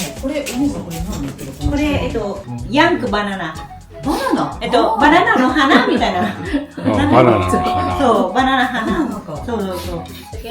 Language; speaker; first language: Japanese; non-native, fluent; Thai